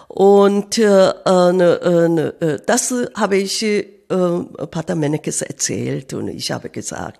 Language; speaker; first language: German; non-native, fluent; Korean